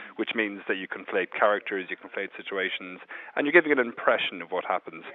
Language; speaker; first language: English; native; English